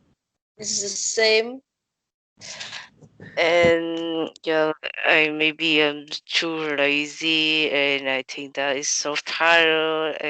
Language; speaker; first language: English; non-native, learner; Vietnamese